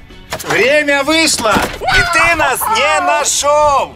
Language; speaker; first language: Russian; native; Russian